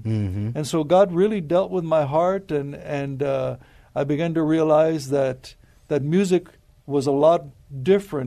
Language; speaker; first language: English; native; English